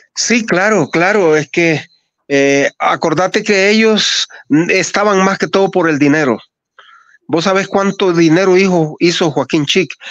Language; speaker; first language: Spanish; native; Spanish